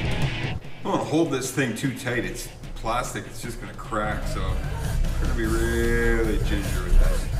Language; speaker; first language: English; native; English